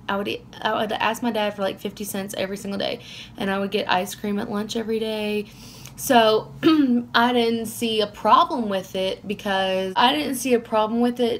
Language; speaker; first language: English; native; English